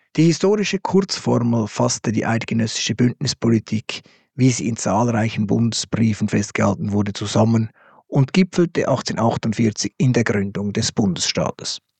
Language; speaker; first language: German; native; German